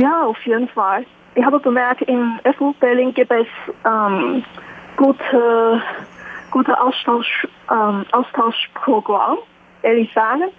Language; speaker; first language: German; non-native, learner; Chinese